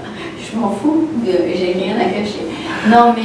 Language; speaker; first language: French; non-native, fluent; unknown